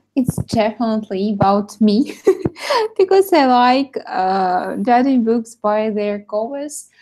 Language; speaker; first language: English; non-native, fluent; Russian